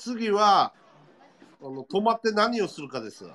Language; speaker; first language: Japanese; native; Japanese